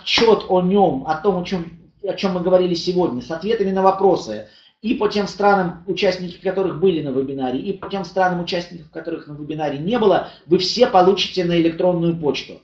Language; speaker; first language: Russian; native; Russian